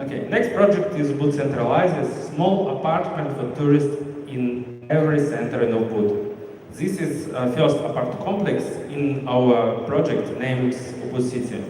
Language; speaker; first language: English; non-native, learner; Russian